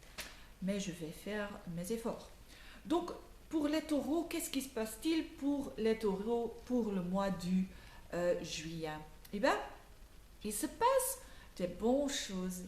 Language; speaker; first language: French; non-native, learner; Dutch